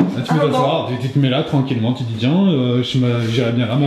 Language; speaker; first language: French; native; French